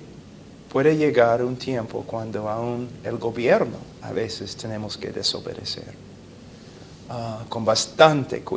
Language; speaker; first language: Spanish; non-native, fluent; English